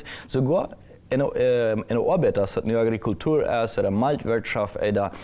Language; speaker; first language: German; non-native, local second language; Plautdietsch